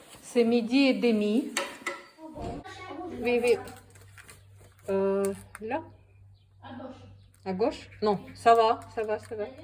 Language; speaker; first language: French; non-native, learner; Ukrainian